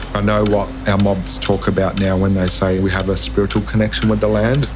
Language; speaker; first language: English; native; English